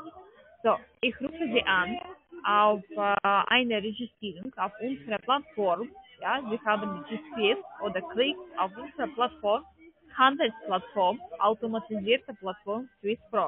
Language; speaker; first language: German; non-native, learner; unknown